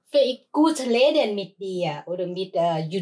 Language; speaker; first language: German; non-native, learner; Thai